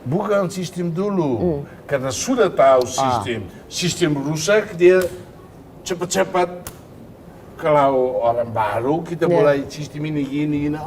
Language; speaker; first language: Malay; non-native, fluent; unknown